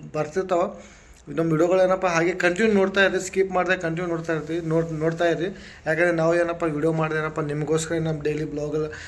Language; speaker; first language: Kannada; non-native, local second language; Lambadi